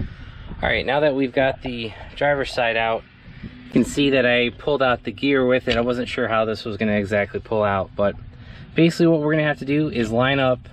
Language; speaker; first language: English; native; English